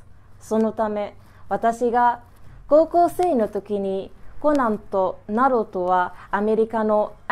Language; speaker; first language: Japanese; non-native, learner; Arabic